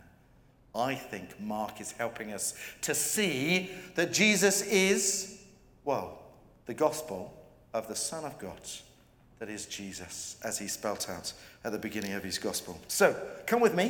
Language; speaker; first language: English; native; English